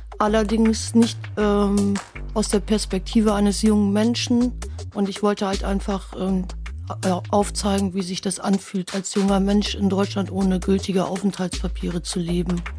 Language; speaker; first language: German; native; German